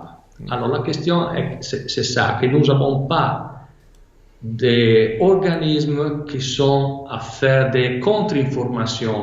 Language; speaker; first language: French; non-native, fluent; Italian